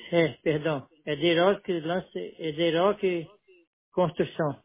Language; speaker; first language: Spanish; non-native, learner; Portuguese